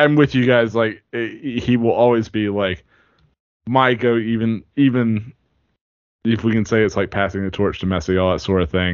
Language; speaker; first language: English; native; English